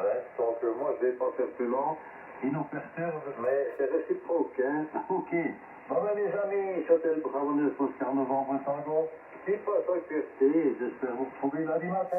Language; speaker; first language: French; native; French